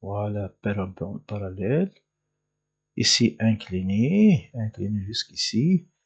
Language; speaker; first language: French; non-native, local second language; Arabic